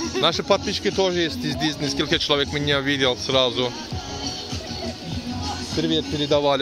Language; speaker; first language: Russian; non-native, learner; Turkish